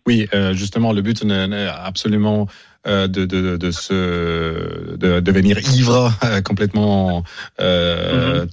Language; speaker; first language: French; non-native, fluent; Italian